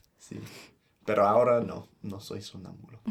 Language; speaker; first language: Spanish; non-native, fluent; English